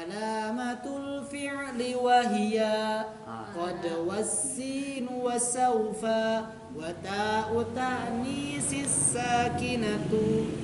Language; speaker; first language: Arabic; non-native, learner; Indonesian